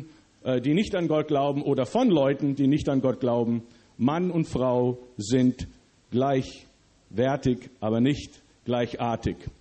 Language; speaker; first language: German; early bilingual, other home language; English